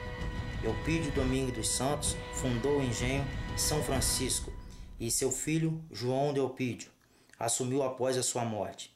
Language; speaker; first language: Portuguese; native; Portuguese